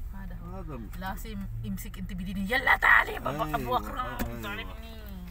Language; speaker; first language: Arabic; non-native, learner; Filipino